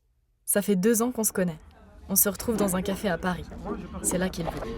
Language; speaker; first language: French; native; French